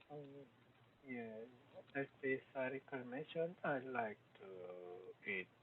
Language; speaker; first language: English; non-native, learner; Korean